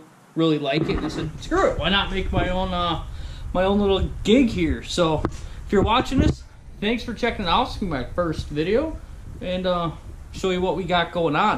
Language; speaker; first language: English; native; English